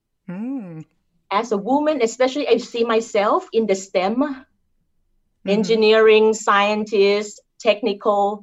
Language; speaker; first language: English; non-native, fluent; Thai